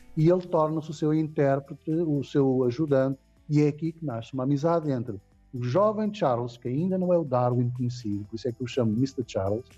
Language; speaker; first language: Portuguese; non-native, local second language; Kabuverdianu